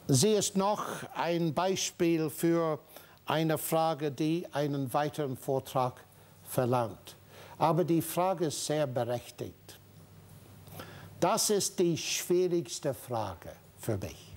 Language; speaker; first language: German; non-native, fluent; English